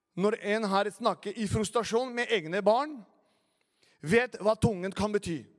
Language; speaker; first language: Norwegian; non-native, fluent; Spanish